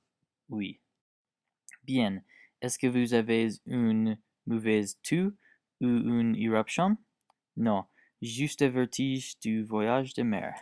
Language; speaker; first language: French; non-native, learner; English